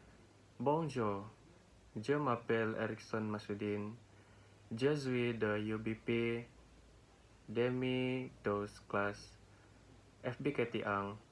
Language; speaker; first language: French; non-native, learner; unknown